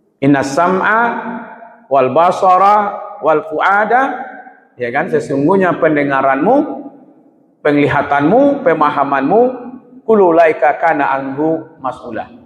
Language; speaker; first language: Malay; non-native, local second language; Minangkabau